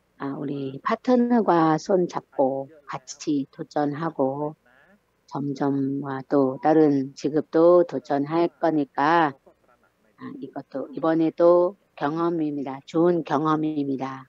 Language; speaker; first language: Korean; non-native, learner; Thai